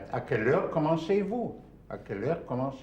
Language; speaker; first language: French; non-native, fluent; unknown